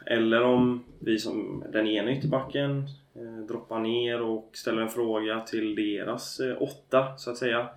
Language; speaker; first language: Swedish; native; Swedish